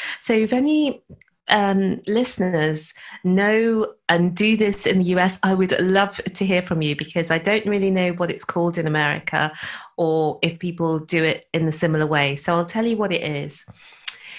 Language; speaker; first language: English; native; English